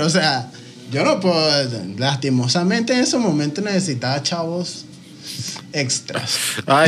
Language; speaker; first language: Spanish; native; Spanish